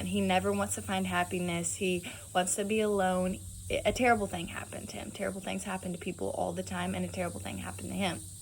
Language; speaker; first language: English; native; English